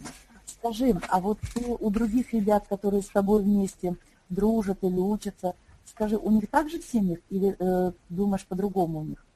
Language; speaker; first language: Russian; native; Russian